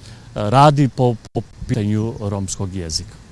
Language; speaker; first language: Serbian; non-native, local second language; Romany